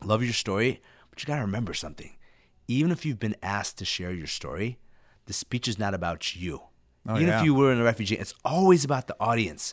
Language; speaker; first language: English; early bilingual, other home language; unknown